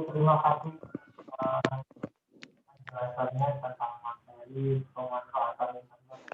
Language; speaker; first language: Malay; non-native, local second language; Javanese